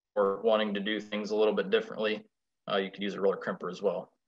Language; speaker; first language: English; native; English